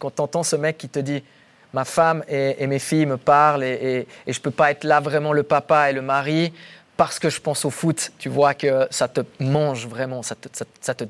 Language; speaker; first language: French; native; French